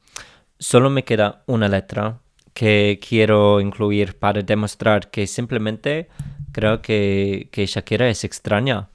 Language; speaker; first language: Spanish; non-native, fluent; English